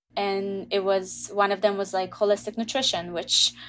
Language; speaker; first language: English; early bilingual, other home language; Russian